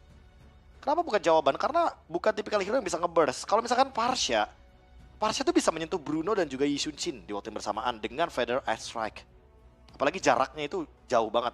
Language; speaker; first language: Indonesian; native; Indonesian